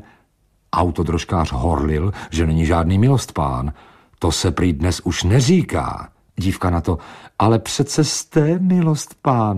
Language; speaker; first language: Czech; native; Czech